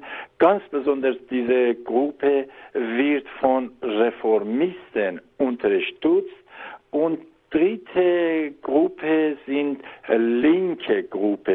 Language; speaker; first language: German; non-native, learner; Persian